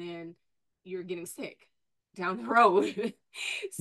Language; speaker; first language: English; native; English